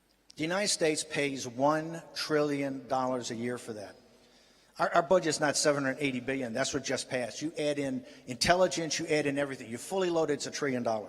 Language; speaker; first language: English; native; English